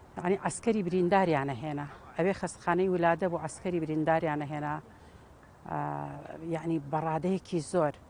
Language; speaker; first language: Central Kurdish; native; Central Kurdish